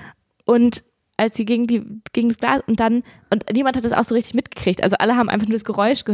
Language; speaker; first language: German; native; German